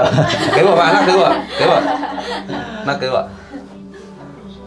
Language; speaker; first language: Chinese; non-native, learner; Vietnamese